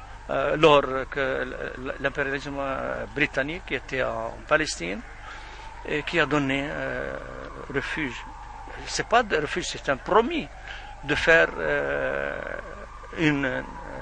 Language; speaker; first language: French; non-native, fluent; Arabic